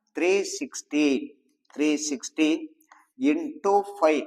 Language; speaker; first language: English; non-native, local second language; Kannada